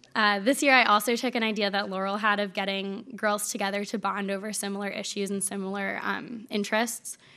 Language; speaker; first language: English; native; English